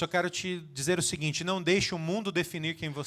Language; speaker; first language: Portuguese; native; Portuguese